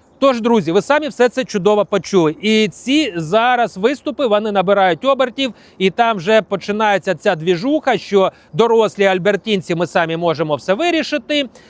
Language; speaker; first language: Ukrainian; non-native, local second language; Russian